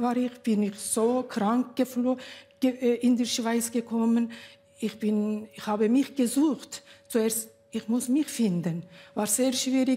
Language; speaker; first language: German; non-native, learner; Kurdish